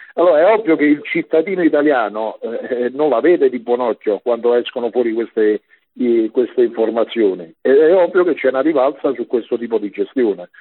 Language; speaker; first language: Italian; native; Italian